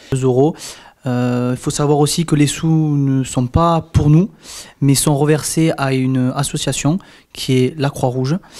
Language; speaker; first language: French; native; French